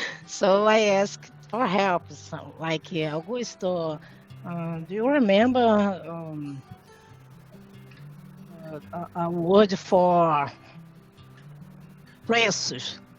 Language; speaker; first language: English; non-native, learner; Portuguese